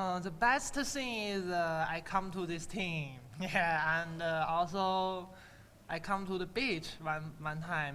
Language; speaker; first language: English; non-native, learner; Chinese